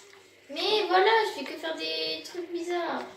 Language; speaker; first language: French; native; French